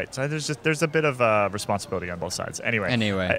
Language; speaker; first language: English; native; English